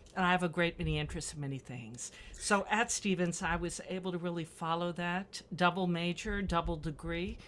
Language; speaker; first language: English; native; English